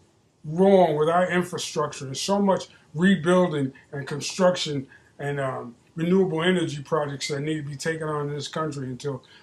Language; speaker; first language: English; native; English